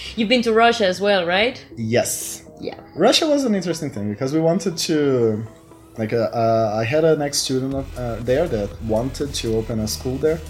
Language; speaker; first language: English; non-native, fluent; Portuguese